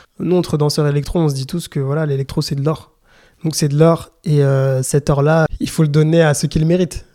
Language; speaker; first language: French; early bilingual, other home language; Lingala